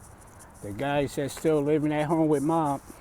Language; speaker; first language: English; native; English